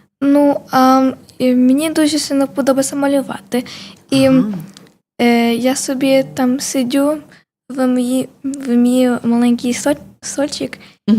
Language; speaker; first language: Ukrainian; early bilingual, heritage; Ukrainian